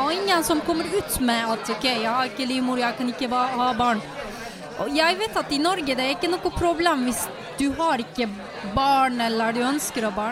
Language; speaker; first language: Norwegian; non-native, fluent; Turkish